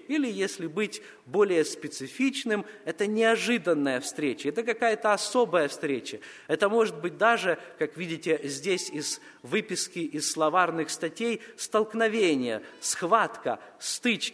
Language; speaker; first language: Russian; native; Russian